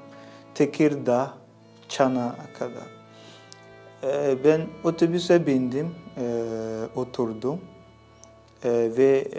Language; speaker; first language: Turkish; non-native, fluent; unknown